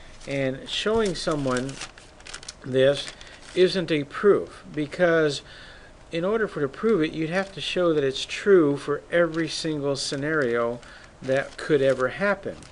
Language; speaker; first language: English; native; English